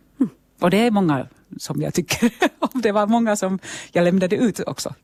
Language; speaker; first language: Swedish; non-native, local second language; Finnish